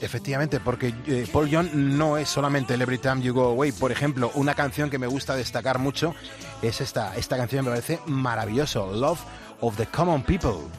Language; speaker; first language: Spanish; native; Spanish